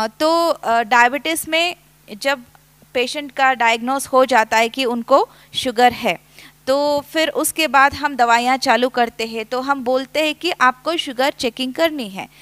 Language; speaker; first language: Hindi; non-native, local second language; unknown